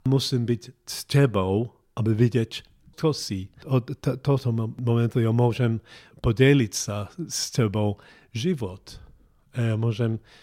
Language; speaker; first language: Slovak; non-native, learner; English